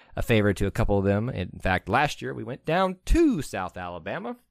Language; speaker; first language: English; native; English